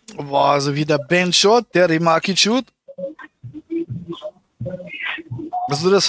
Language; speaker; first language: German; native; German